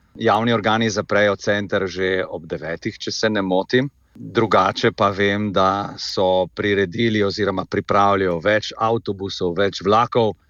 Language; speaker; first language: Slovenian; native; Slovenian